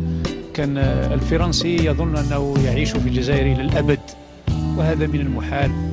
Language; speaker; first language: Arabic; native; Arabic